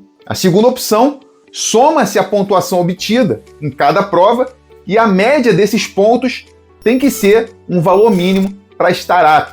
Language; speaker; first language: Portuguese; native; Portuguese